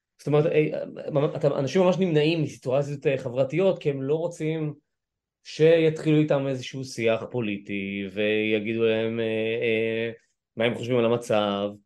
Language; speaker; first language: Hebrew; native; Hebrew